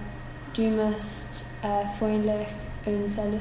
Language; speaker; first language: German; non-native, learner; English